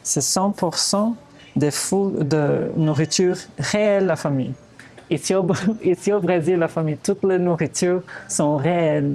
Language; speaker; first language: French; non-native, fluent; Portuguese